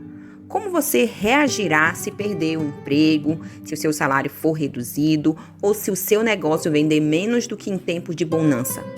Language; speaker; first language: Portuguese; native; Portuguese